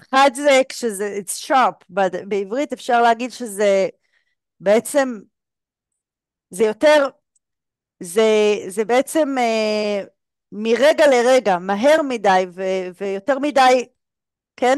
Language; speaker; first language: Hebrew; native; Hebrew